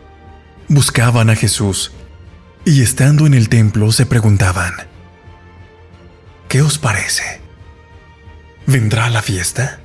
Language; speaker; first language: Spanish; native; Spanish